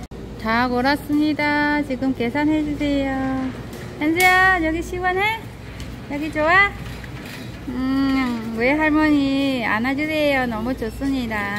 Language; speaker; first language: Korean; non-native, learner; Vietnamese